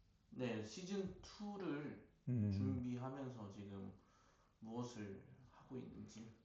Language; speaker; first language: Korean; native; Korean